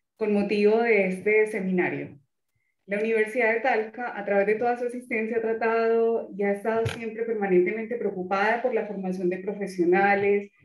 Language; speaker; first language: Spanish; native; Spanish